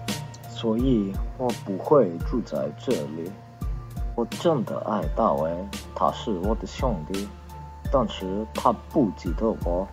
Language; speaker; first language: Chinese; non-native, learner; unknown